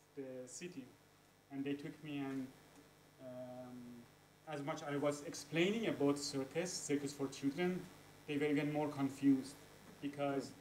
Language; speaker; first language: English; non-native, fluent; Persian